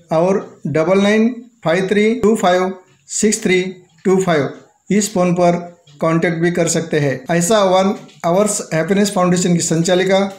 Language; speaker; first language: Hindi; non-native, local second language; Marathi